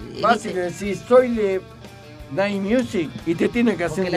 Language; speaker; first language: Spanish; native; Spanish